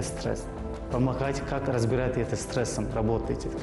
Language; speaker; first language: Russian; non-native, learner; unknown